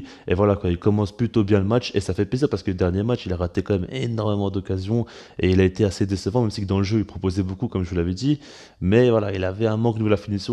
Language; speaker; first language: French; native; French